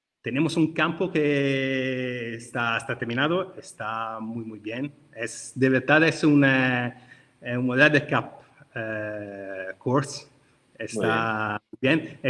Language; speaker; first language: Spanish; non-native, learner; Italian